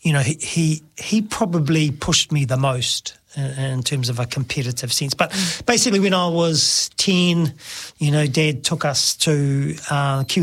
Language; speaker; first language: English; native; English